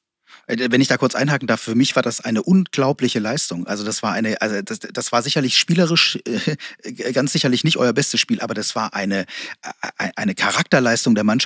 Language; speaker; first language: German; native; German